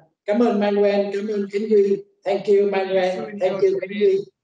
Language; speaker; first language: English; non-native, fluent; Vietnamese